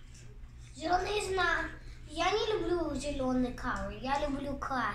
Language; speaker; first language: Russian; early bilingual, heritage; Russian